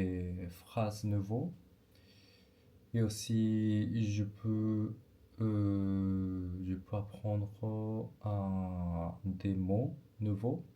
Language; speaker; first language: French; non-native, learner; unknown